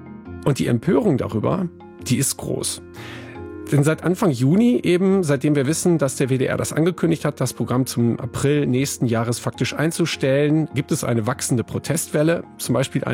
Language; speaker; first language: German; native; German